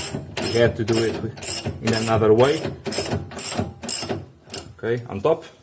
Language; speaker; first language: English; non-native, fluent; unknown